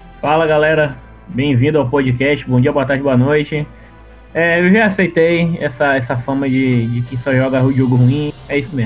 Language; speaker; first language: Portuguese; native; Portuguese